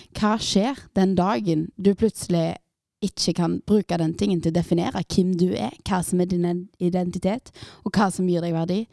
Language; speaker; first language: Norwegian; native; Norwegian